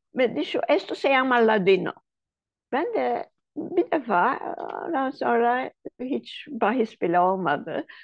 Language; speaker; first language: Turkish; non-native, local second language; Ladino